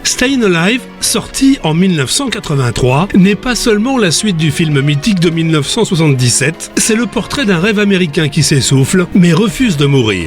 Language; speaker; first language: French; native; French